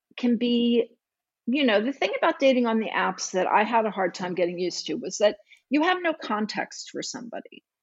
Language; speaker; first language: English; native; English